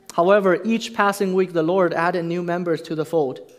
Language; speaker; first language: English; non-native, fluent; Chinese